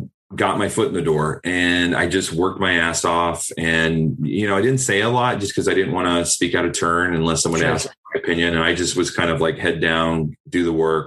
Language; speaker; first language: English; native; English